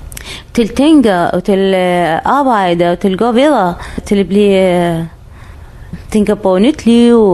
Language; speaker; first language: Danish; non-native, learner; Arabic